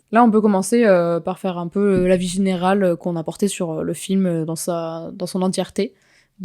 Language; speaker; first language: French; native; French